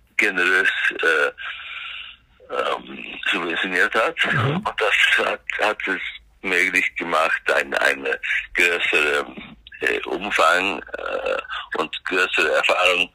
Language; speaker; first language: German; non-native, fluent; Swedish